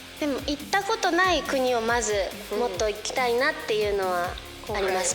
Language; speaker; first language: Japanese; native; Japanese